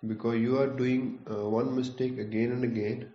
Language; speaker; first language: English; non-native, local second language; Punjabi